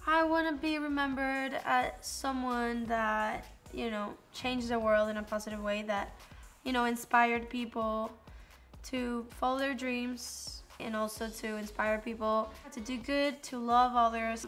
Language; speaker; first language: English; non-native, fluent; Spanish